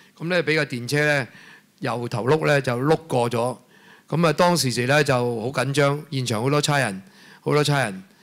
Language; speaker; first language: Cantonese; native; Cantonese